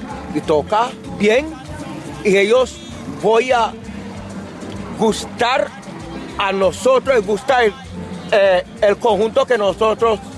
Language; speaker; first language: Spanish; non-native, local second language; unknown